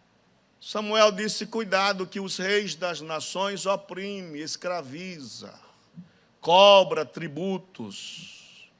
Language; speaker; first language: Portuguese; native; Portuguese